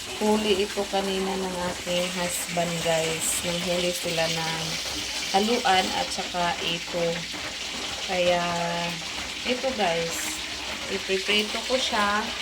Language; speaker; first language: Filipino; non-native, local second language; Cebuano